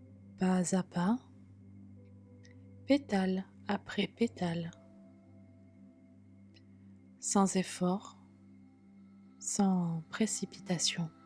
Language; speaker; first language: French; native; French